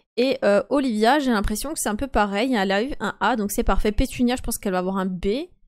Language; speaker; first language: French; early bilingual, other home language; Polish